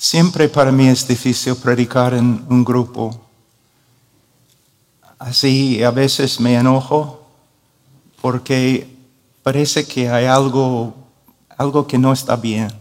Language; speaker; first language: Spanish; non-native, fluent; English